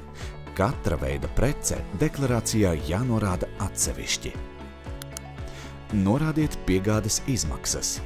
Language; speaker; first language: Latvian; native; Latvian